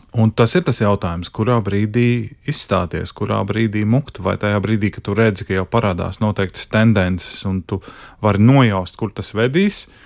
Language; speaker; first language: Latvian; native; Latvian